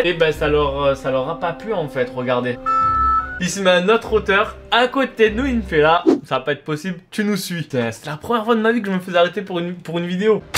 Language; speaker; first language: French; native; French